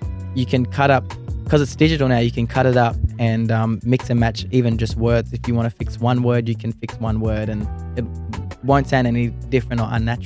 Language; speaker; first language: English; native; English